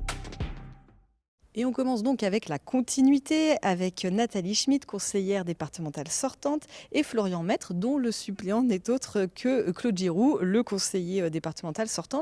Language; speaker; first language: French; native; French